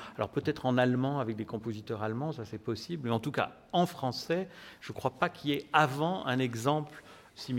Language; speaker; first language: French; native; French